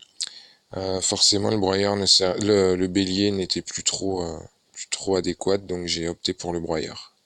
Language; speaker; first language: French; native; French